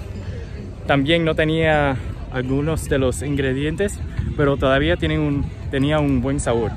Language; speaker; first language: Spanish; non-native, learner; English